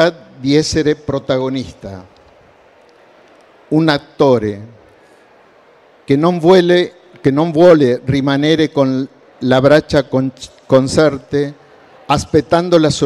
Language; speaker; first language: Italian; non-native, learner; Spanish